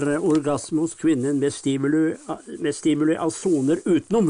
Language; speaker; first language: Norwegian; native; Norwegian